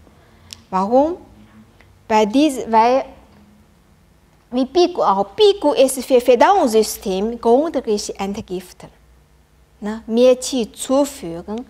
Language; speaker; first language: German; non-native, learner; Chinese